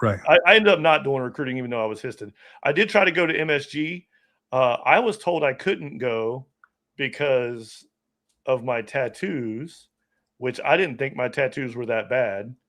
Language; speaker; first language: English; native; English